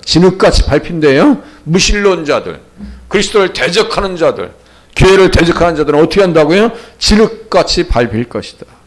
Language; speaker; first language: Korean; native; Korean